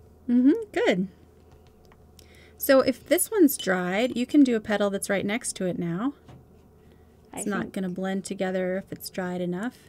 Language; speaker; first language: English; native; English